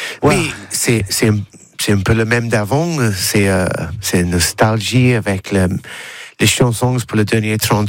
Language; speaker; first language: French; non-native, learner; English